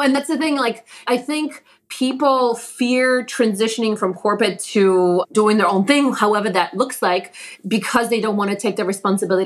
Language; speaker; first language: English; non-native, fluent; Polish